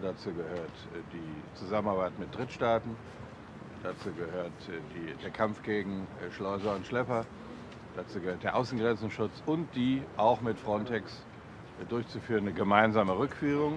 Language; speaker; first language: German; native; German